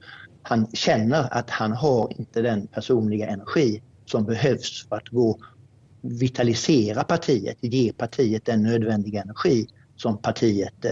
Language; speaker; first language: Swedish; native; Swedish